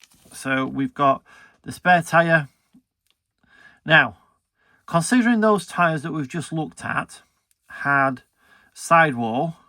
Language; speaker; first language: English; native; English